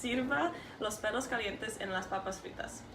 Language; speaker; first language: Spanish; non-native, learner; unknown